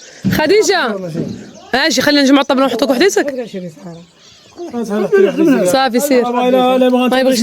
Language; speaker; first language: Arabic; native; Arabic